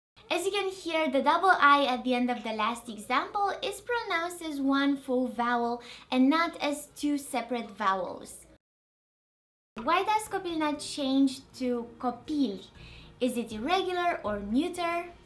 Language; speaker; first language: English; non-native, fluent; Romanian